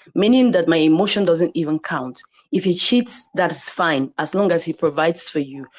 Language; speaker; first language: English; non-native, local second language; Igbo